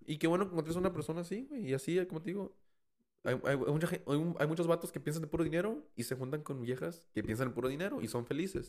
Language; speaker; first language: Spanish; early bilingual, heritage; Spanish